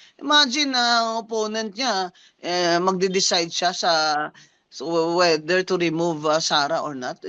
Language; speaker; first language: Filipino; non-native, local second language; Hiligaynon